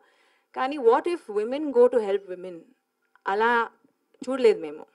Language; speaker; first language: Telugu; non-native, fluent; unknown